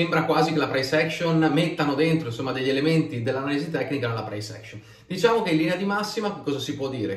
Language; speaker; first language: Italian; native; Italian